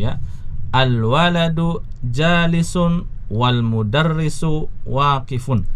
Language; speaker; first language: Arabic; non-native, fluent; Indonesian